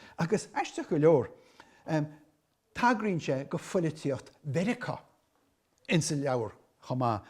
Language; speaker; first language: Irish; native; Irish